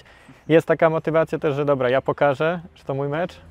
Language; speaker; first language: Polish; native; Polish